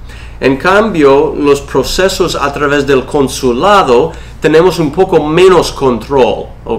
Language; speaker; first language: Spanish; non-native, fluent; English